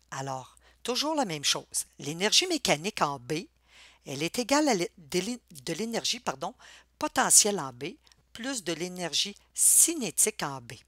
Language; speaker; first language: French; native; French